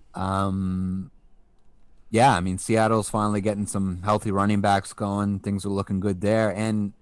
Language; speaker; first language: English; native; English